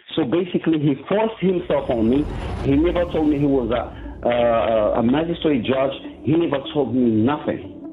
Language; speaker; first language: English; non-native, fluent; Arabic